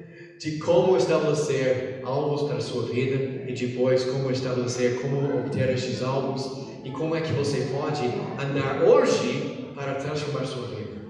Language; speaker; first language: Portuguese; non-native, fluent; English